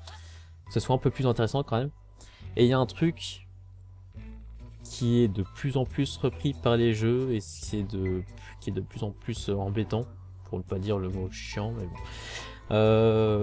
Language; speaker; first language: French; native; French